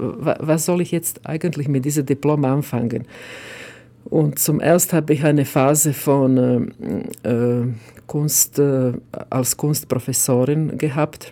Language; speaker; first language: German; non-native, fluent; Croatian